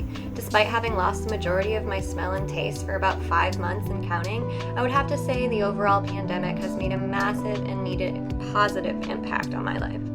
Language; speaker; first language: English; native; English